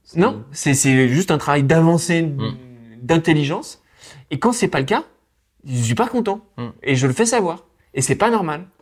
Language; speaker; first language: French; native; French